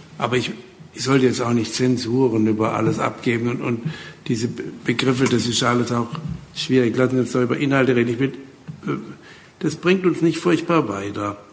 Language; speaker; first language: German; native; German